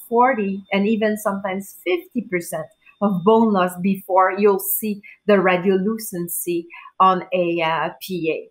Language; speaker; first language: English; non-native, fluent; French